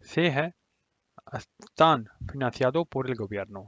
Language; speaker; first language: Spanish; non-native, learner; Hindi